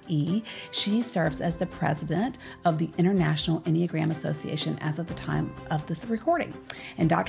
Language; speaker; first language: English; native; English